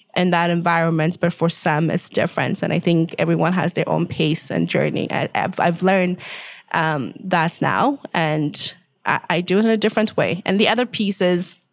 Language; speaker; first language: English; non-native, fluent; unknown